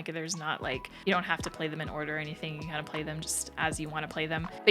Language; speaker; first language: English; native; English